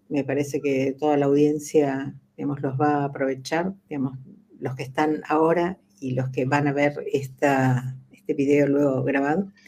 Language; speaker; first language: Spanish; native; Spanish